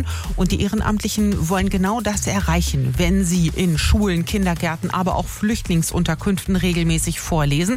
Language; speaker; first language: German; native; German